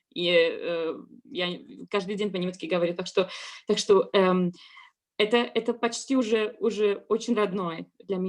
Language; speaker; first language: Russian; non-native, learner; Georgian